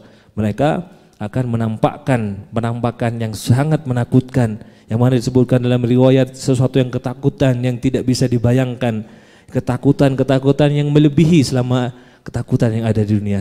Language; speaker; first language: Indonesian; native; Indonesian